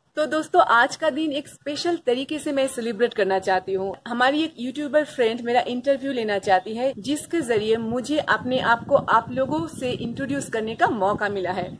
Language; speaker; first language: Hindi; non-native, local second language; Bangla